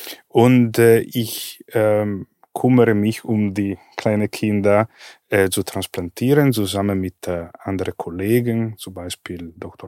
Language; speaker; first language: German; non-native, fluent; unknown